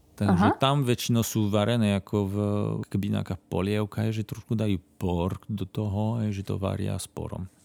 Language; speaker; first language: Slovak; non-native, fluent; French